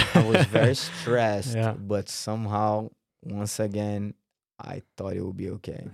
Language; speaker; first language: English; non-native, fluent; Portuguese